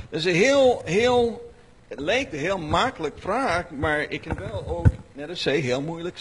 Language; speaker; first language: Dutch; non-native, learner; English